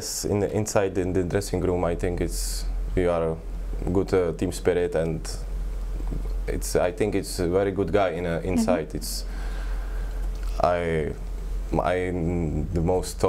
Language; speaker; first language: English; non-native, learner; Czech